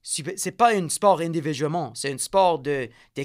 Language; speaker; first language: French; non-native, learner; English